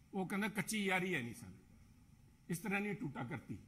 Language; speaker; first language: Hindi; native; Hindi